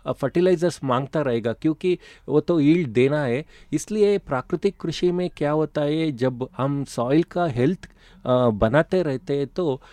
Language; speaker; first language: Hindi; non-native, local second language; Kannada